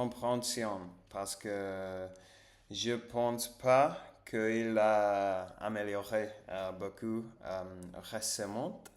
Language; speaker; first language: French; non-native, learner; English